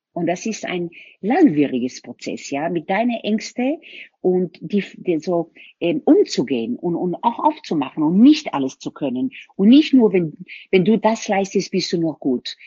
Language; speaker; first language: German; non-native, fluent; Hebrew